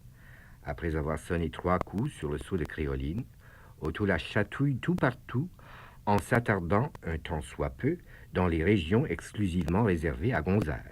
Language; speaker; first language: French; native; French